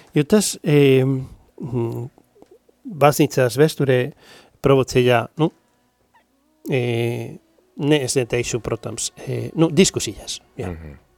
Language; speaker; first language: Latvian; non-native, learner; Spanish